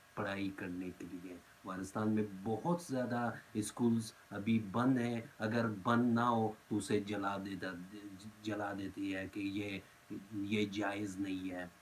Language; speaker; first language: Urdu; non-native, fluent; Pashto